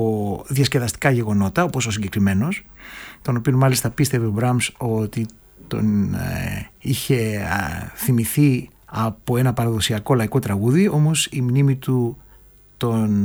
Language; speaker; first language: Greek; native; Greek